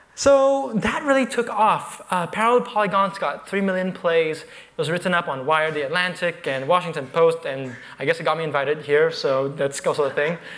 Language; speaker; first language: English; native; English